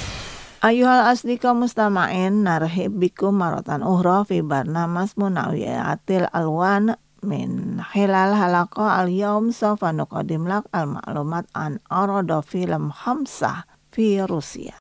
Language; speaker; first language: Arabic; non-native, fluent; Indonesian